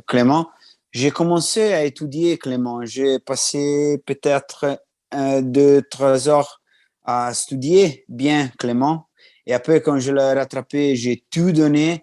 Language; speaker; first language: French; non-native, learner; Italian